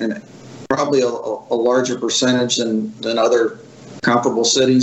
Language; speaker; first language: English; native; English